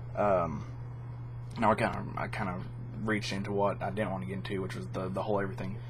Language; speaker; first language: English; native; English